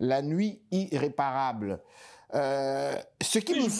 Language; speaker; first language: French; non-native, local second language; Lingala